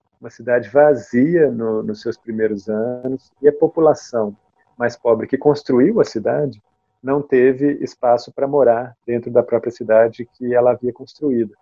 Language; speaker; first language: Portuguese; native; Portuguese